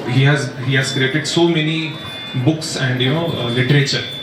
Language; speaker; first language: Telugu; non-native, local second language; Hindi